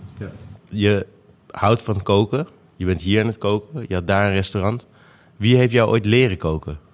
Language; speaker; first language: Dutch; native; Dutch